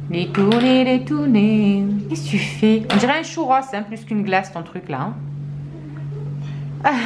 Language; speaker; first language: French; native; French